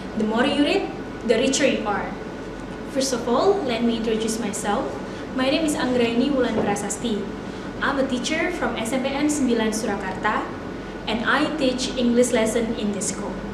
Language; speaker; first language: English; non-native, fluent; Indonesian